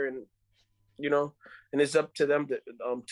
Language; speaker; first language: English; non-native, fluent; Spanish